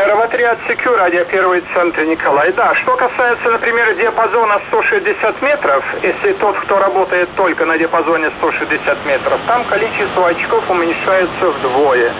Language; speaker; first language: Russian; native; Russian